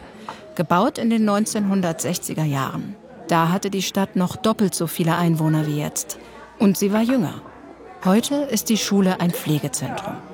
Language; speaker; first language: German; native; German